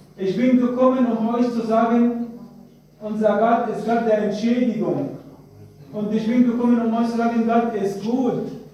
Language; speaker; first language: German; non-native, fluent; Arabic